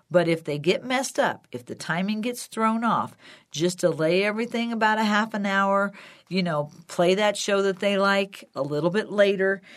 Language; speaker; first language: English; native; English